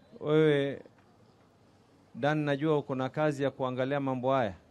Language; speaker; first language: Swahili; native; Swahili